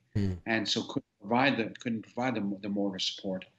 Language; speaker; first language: English; native; English